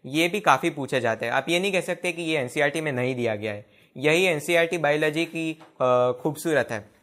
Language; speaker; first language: Hindi; non-native, local second language; Gujarati